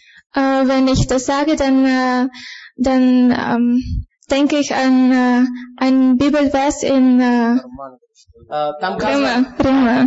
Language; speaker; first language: German; non-native, fluent; Bulgarian